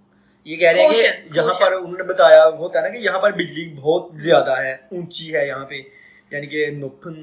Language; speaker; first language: Korean; non-native, learner; Urdu